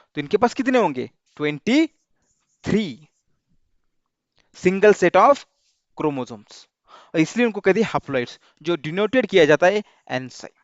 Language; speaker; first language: Hindi; non-native, local second language; Marathi